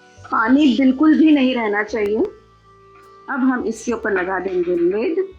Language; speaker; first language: Hindi; non-native, local second language; Marathi